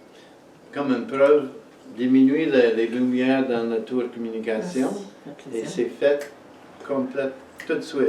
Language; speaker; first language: French; non-native, fluent; English